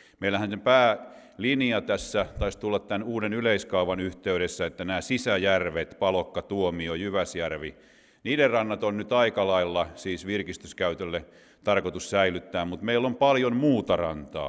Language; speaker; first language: Finnish; native; Finnish